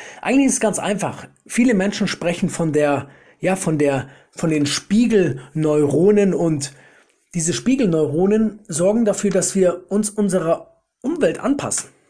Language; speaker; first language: German; native; German